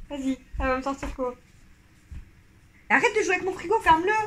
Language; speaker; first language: French; native; French